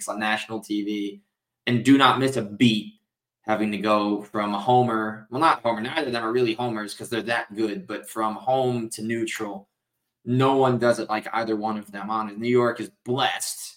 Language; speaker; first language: English; native; English